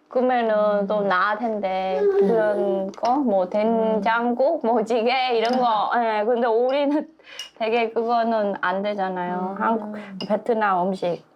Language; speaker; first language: Korean; non-native, fluent; Vietnamese